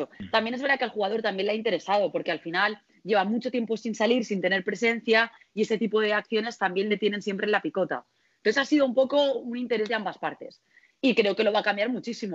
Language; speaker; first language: Spanish; native; Spanish